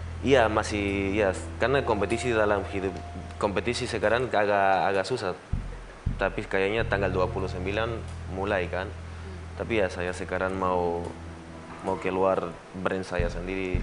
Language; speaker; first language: Indonesian; non-native, learner; Spanish